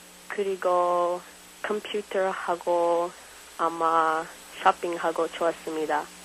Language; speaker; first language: Korean; non-native, learner; English